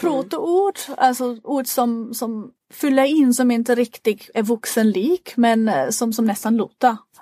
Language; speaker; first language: Swedish; non-native, fluent; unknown